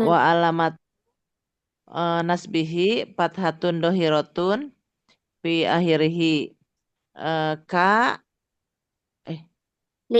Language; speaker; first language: Arabic; non-native, learner; Indonesian